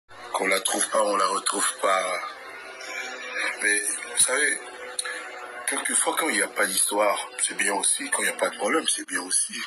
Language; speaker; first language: French; non-native, local second language; Lingala